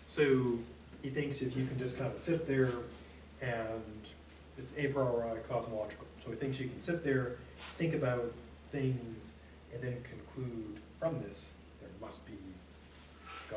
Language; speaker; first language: English; native; English